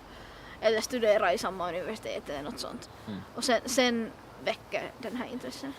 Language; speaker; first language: Swedish; non-native, local second language; Finnish